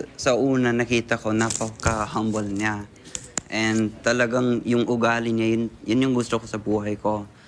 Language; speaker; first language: Filipino; non-native, fluent; English